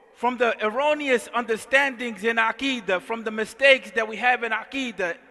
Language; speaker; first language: English; native; English